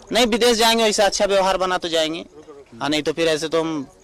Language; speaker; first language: Hindi; native; Hindi